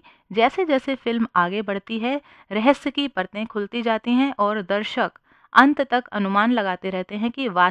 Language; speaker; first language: Hindi; native; Hindi